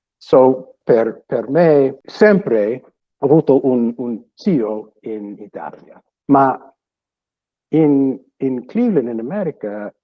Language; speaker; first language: Italian; early bilingual, other home language; English